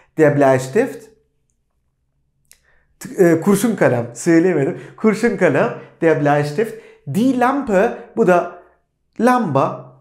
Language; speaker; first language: Turkish; native; Turkish